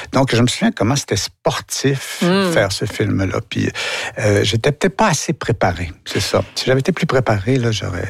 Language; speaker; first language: French; native; French